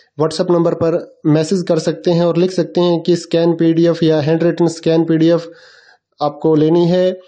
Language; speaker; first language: Hindi; native; Hindi